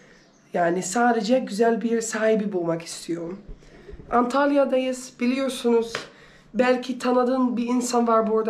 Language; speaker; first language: Turkish; early bilingual, heritage; Turkish